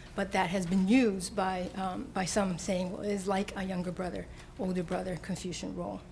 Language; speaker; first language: English; native; English